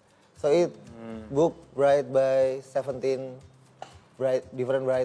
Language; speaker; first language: English; non-native, learner; Indonesian